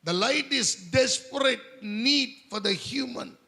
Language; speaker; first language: English; non-native, local second language; Tamil